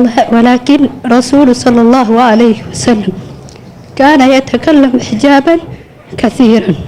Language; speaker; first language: Arabic; non-native, learner; Somali